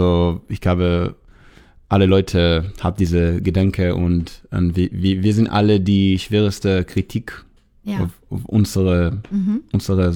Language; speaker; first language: German; non-native, learner; Hebrew